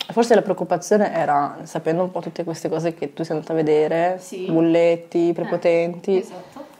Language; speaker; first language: Italian; early bilingual, other home language; Chinese